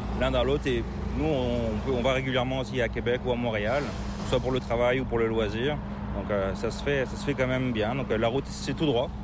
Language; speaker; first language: French; native; French